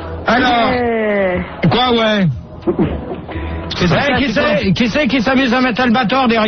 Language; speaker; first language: French; native; French